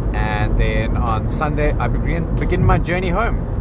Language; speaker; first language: English; native; English